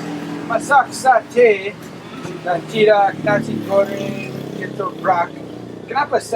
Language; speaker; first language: Indonesian; non-native, learner; English